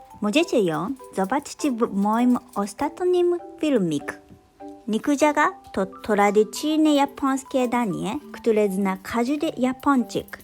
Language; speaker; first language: Polish; non-native, learner; Japanese